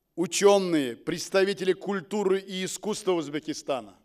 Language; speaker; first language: Russian; non-native, local second language; Uzbek